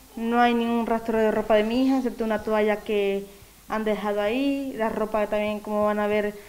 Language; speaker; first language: Spanish; native; Spanish